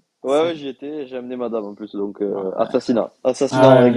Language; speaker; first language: French; native; French